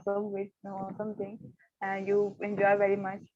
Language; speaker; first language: English; non-native, learner; Hindi